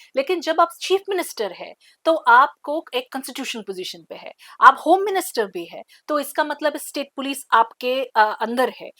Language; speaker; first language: Hindi; non-native, local second language; Assamese